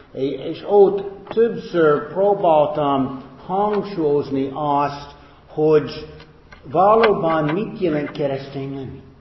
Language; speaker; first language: Hungarian; non-native, fluent; English